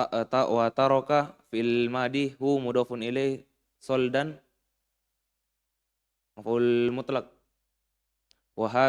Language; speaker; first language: Arabic; non-native, learner; Indonesian